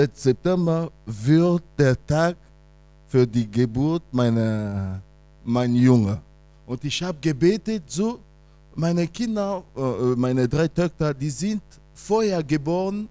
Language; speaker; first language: German; non-native, fluent; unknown